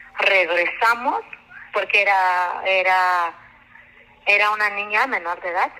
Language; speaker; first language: Spanish; non-native, local second language; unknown